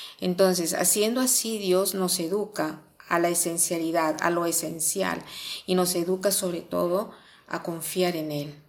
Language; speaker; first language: Spanish; non-native, fluent; Italian